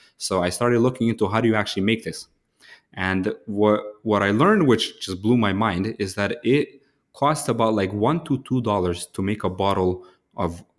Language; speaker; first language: English; early bilingual, other home language; Ukrainian